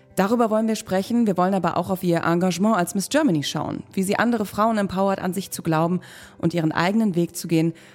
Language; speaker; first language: German; native; German